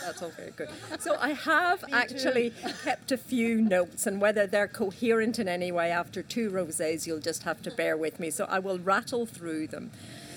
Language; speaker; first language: English; native; English